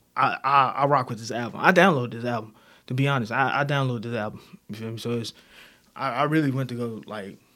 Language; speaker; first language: English; native; English